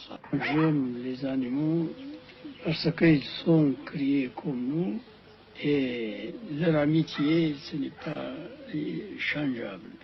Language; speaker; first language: French; non-native, fluent; Amharic